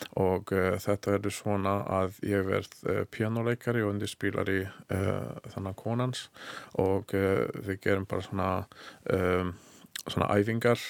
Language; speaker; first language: Icelandic; non-native, learner; Hungarian